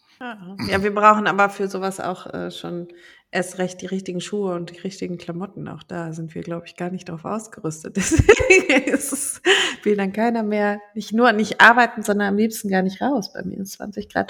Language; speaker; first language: German; native; German